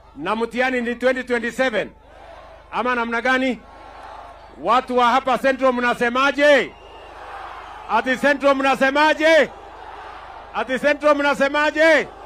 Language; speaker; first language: Swahili; non-native, local second language; Kalenjin